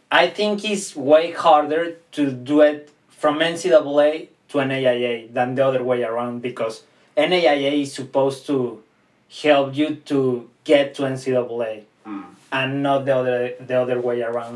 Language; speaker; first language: English; non-native, fluent; Spanish